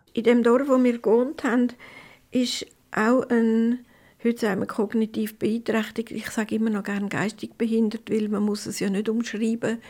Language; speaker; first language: German; native; German